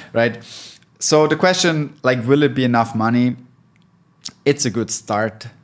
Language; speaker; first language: English; non-native, fluent; German